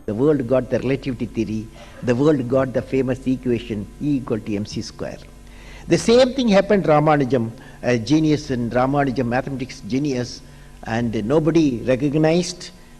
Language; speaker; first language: English; non-native, local second language; Tamil